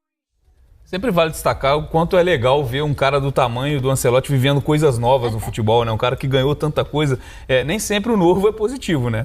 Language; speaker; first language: Portuguese; native; Portuguese